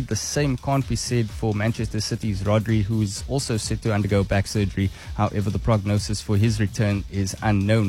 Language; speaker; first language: English; native; English